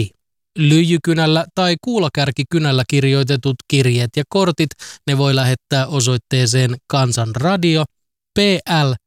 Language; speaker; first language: Finnish; native; Finnish